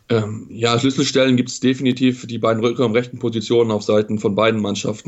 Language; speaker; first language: German; native; German